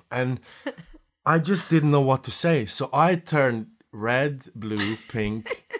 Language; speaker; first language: English; non-native, fluent; Slovenian